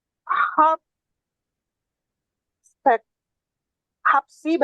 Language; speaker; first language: German; non-native, learner; Indonesian